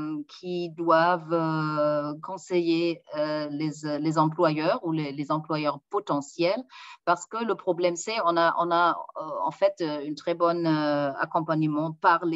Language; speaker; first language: French; non-native, fluent; German